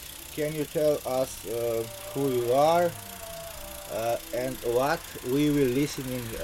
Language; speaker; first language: English; non-native, learner; Slovenian